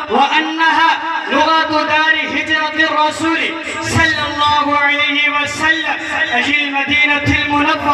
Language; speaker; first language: Arabic; non-native, learner; Urdu